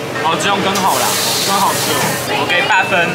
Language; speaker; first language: Chinese; non-native, fluent; French